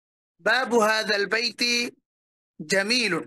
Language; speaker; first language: Arabic; non-native, learner; Bangla